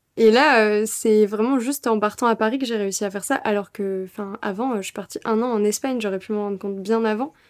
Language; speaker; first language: French; native; French